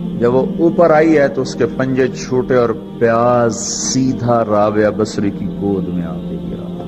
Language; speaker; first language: Urdu; non-native, local second language; Punjabi